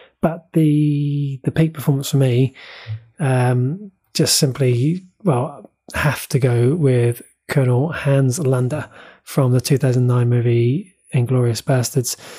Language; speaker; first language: English; native; English